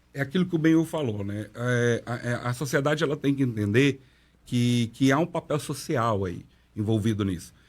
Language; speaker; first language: Portuguese; non-native, local second language; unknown